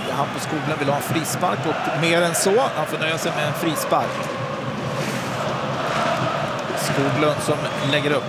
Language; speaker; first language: Swedish; native; Swedish